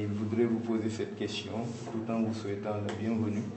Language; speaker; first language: French; non-native, local second language; Wolof